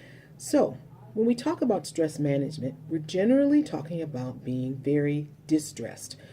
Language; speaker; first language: English; native; English